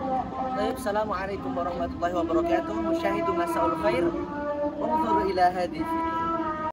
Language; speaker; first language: Arabic; non-native, learner; Indonesian